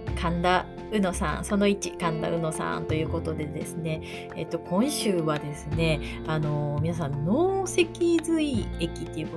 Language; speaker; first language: Japanese; native; Japanese